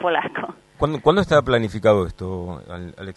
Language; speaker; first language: Spanish; native; Spanish